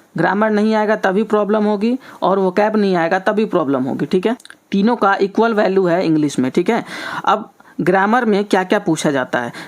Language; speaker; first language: Hindi; native; Hindi